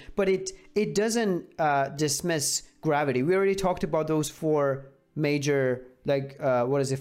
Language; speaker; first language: English; non-native, fluent; Persian